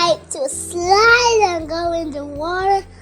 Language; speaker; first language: English; non-native, local second language; Jamaican Creole English